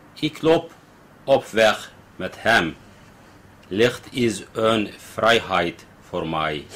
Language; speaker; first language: Dutch; non-native, learner; Turkish